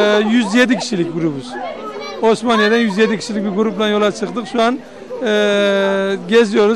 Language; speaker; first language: Turkish; native; Turkish